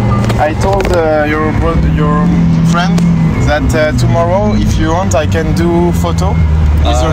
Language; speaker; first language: English; non-native, learner; French